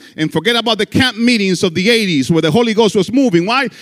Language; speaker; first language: English; non-native, fluent; Spanish